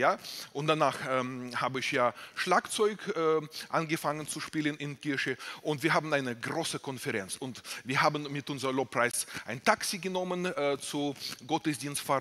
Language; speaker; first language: German; non-native, fluent; Russian